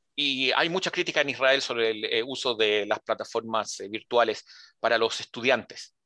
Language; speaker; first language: Spanish; early bilingual, heritage; Spanish